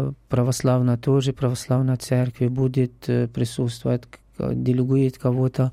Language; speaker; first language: Russian; non-native, learner; Arabic